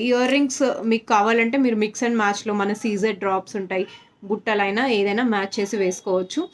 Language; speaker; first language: Telugu; native; Telugu